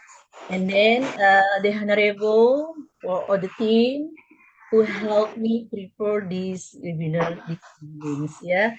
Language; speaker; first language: English; non-native, learner; Indonesian